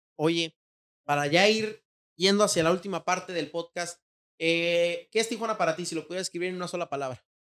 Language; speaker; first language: Spanish; native; Spanish